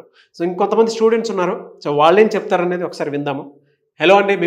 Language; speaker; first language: Telugu; native; Telugu